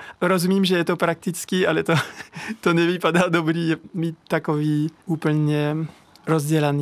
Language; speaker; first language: Czech; non-native, fluent; French